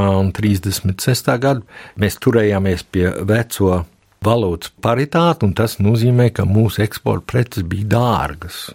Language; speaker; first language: Latvian; early bilingual, heritage; Latvian